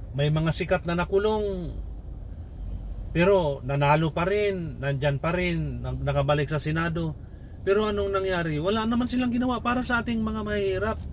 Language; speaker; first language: Filipino; non-native, local second language; Cebuano